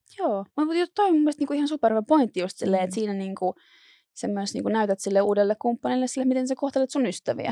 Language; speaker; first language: Finnish; native; Finnish